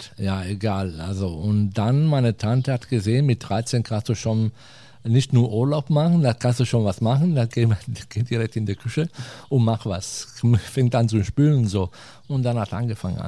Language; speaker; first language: German; non-native, fluent; Italian